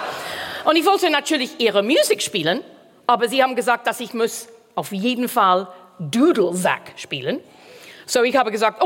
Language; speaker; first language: German; non-native, fluent; English